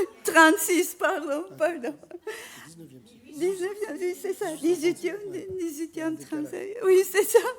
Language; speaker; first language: French; non-native, fluent; Turkish